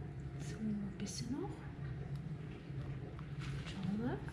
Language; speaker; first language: German; native; German